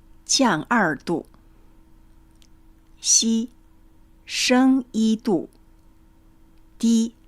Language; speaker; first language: Chinese; native; Chinese